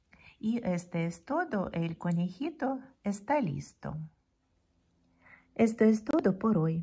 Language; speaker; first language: Spanish; non-native, fluent; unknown